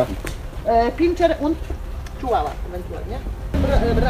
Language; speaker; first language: German; non-native, learner; Polish